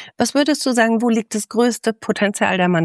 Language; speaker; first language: German; native; German